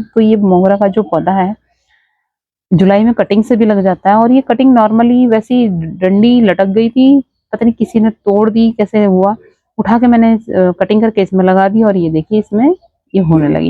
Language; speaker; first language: Hindi; native; Hindi